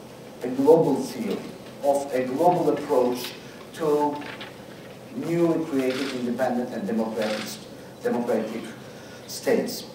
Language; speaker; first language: English; non-native, fluent; Georgian